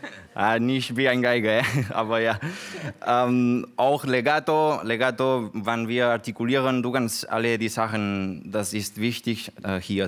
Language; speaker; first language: German; non-native, learner; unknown